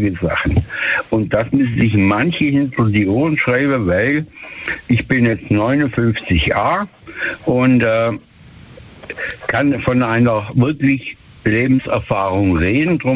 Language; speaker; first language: German; native; German